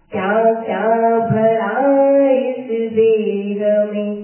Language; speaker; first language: Hindi; non-native, local second language; Gujarati